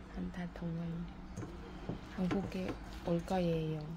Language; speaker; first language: Korean; non-native, learner; Vietnamese